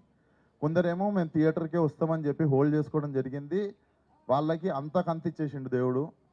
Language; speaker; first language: Telugu; native; Telugu